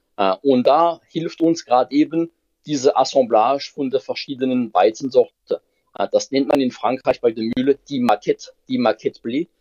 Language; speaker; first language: German; non-native, fluent; French